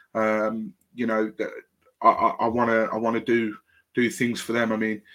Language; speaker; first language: English; native; English